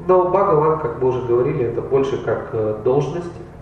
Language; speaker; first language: Russian; native; Russian